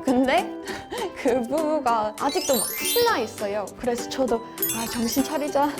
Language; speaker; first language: Korean; non-native, fluent; English